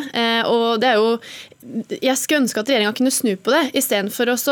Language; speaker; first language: Norwegian; native; Norwegian